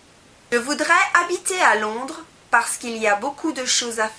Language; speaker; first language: French; non-native, learner; English